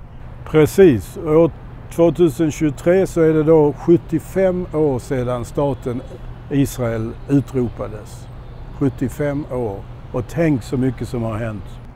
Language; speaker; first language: Swedish; non-native, fluent; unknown